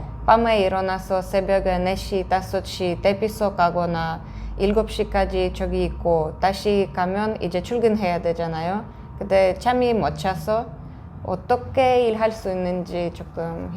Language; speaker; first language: Korean; non-native, fluent; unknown